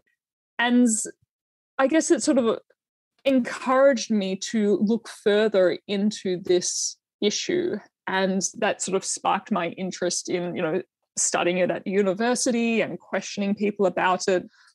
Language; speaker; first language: English; native; English